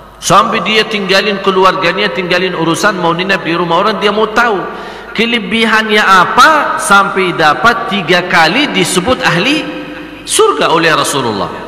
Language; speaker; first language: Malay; non-native, fluent; Arabic